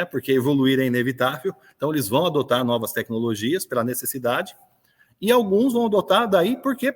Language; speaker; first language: Portuguese; native; Portuguese